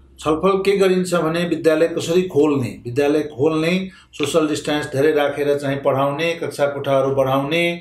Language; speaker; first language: Nepali; non-native, local second language; Maithili